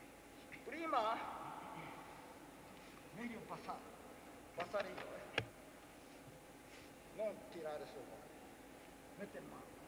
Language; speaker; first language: Italian; non-native, learner; Japanese